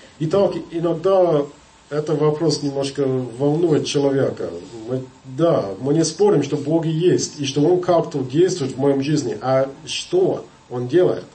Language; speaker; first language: Russian; non-native, fluent; English